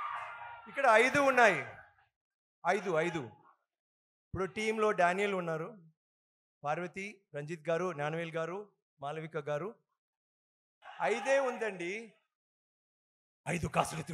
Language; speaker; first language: Telugu; non-native, local second language; Tamil